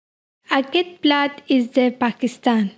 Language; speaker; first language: Catalan; non-native, learner; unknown